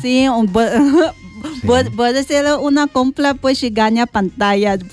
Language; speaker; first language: Spanish; non-native, learner; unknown